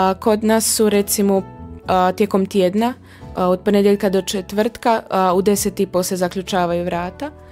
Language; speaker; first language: Croatian; native; Croatian